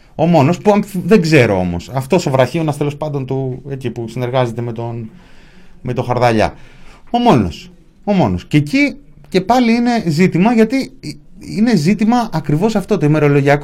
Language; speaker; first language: Greek; native; Greek